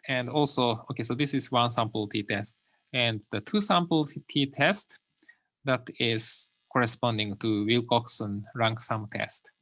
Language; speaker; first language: English; non-native, fluent; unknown